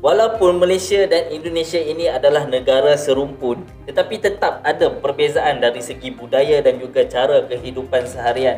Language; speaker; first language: Malay; native; Malay